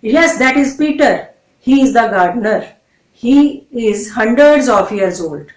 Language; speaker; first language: English; non-native, local second language; Punjabi